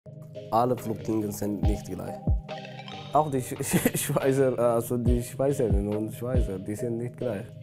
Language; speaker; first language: German; non-native, learner; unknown